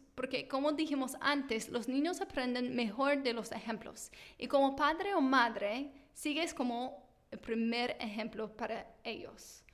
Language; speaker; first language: Spanish; non-native, fluent; English